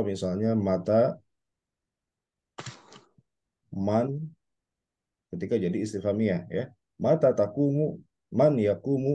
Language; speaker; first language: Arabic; non-native, fluent; Indonesian